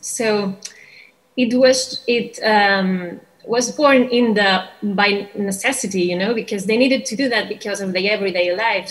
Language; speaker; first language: English; non-native, fluent; Catalan